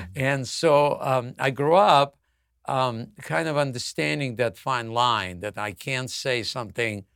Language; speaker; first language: English; non-native, fluent; Russian